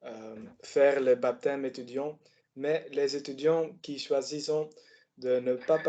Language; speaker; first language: French; non-native, learner; Dutch